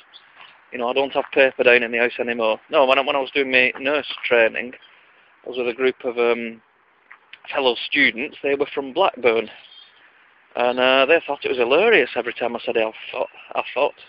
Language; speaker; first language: English; native; English